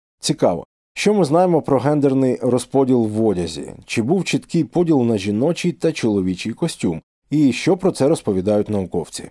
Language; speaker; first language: Ukrainian; native; Ukrainian